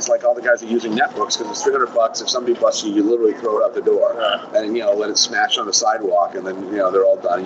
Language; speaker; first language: English; native; English